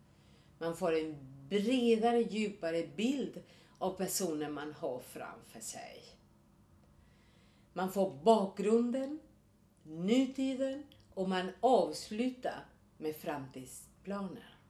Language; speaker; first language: Swedish; non-native, fluent; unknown